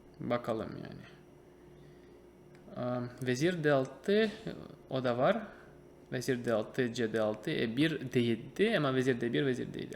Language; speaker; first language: Turkish; non-native, fluent; Russian